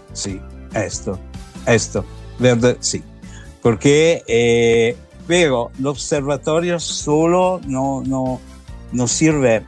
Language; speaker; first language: Spanish; non-native, learner; Italian